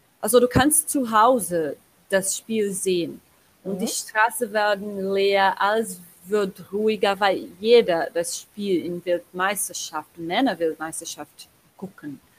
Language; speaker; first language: German; non-native, learner; Portuguese